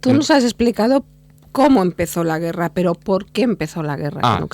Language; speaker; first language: Spanish; native; Spanish